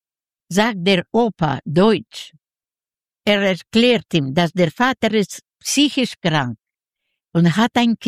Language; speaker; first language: German; non-native, learner; Yiddish